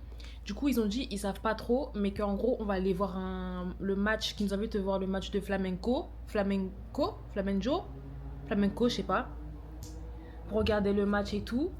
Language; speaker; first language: French; native; French